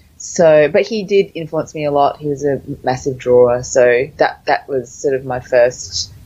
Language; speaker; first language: English; early bilingual, other home language; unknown